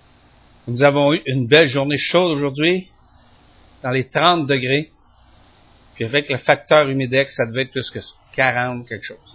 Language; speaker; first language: French; native; French